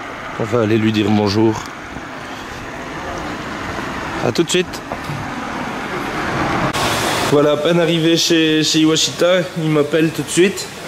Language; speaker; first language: French; native; French